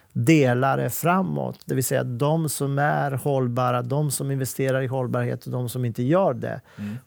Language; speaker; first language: Swedish; non-native, fluent; Serbian